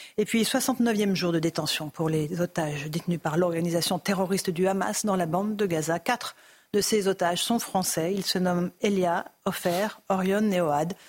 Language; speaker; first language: French; native; French